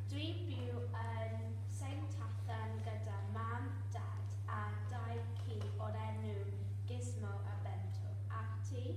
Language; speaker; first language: Welsh; non-native, learner; English